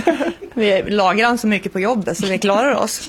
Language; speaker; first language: Swedish; native; Swedish